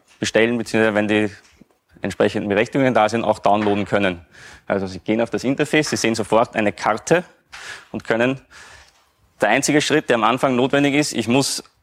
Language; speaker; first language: German; native; German